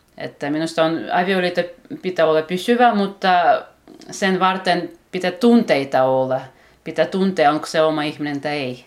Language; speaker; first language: Finnish; non-native, learner; Russian